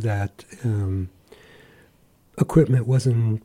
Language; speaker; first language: English; native; English